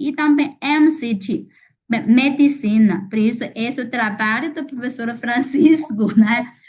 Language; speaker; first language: Portuguese; non-native, fluent; Chinese